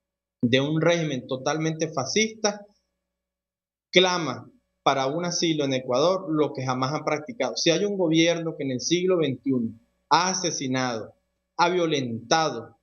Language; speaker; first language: Spanish; native; Spanish